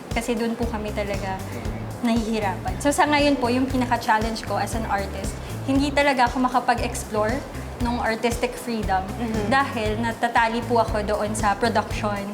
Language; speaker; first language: Filipino; native; Filipino